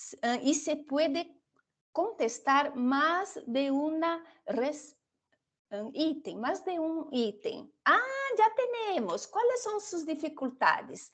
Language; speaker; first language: Spanish; non-native, fluent; Portuguese